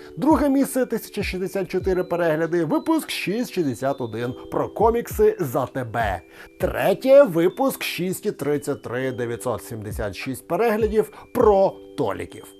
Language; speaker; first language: Ukrainian; native; Ukrainian